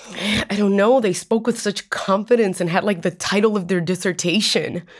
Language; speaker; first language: English; non-native, fluent; Spanish